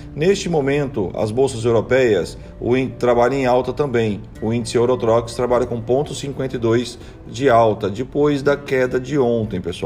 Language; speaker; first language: Portuguese; native; Portuguese